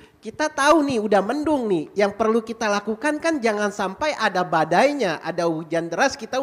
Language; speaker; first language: Indonesian; native; Indonesian